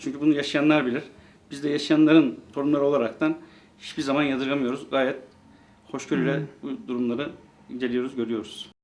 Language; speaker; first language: Turkish; native; Turkish